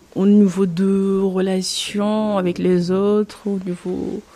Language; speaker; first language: French; non-native, local second language; Comorian